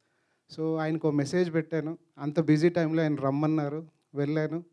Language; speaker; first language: Telugu; native; Telugu